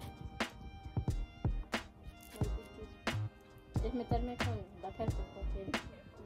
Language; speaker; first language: Spanish; early bilingual, heritage; Spanish